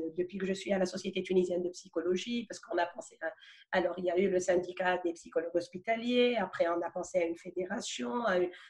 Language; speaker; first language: French; non-native, local second language; Arabic